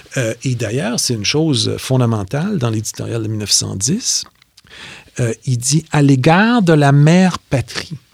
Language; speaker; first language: French; native; French